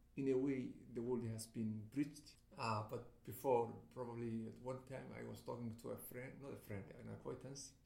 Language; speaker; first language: English; non-native, fluent; Somali